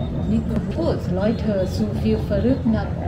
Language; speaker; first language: German; non-native, learner; Thai